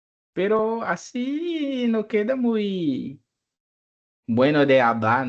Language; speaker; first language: Spanish; non-native, fluent; Portuguese